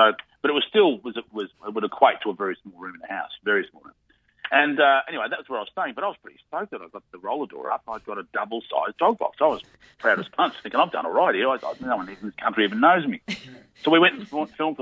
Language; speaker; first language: English; native; English